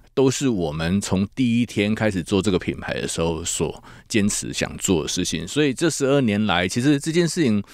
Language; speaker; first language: Chinese; native; Chinese